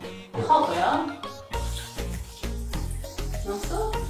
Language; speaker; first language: Turkish; non-native, learner; Indonesian